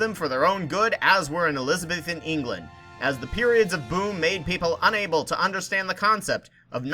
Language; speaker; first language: English; native; English